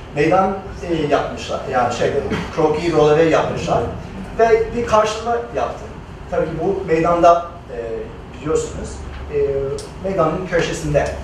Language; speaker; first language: Turkish; non-native, fluent; English